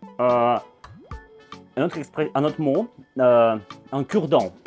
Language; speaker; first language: French; non-native, fluent; Russian